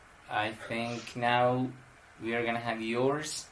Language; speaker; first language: English; non-native, fluent; Persian